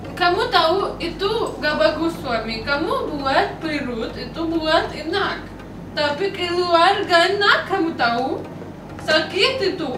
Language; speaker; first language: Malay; non-native, learner; Russian